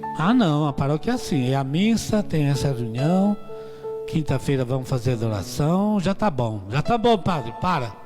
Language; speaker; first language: Portuguese; non-native, fluent; Italian